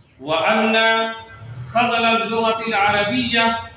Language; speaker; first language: Arabic; non-native, fluent; Urdu